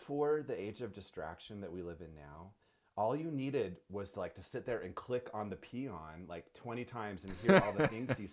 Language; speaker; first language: English; native; English